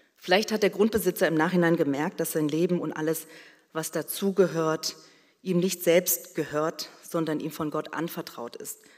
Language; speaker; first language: German; early bilingual, other home language; Korean